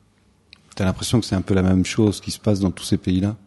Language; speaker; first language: French; native; French